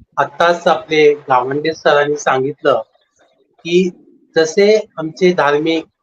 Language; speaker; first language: Marathi; native; Marathi